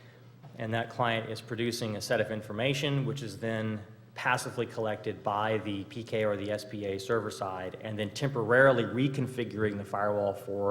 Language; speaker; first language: English; native; English